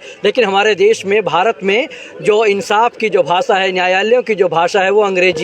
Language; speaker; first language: Hindi; native; Hindi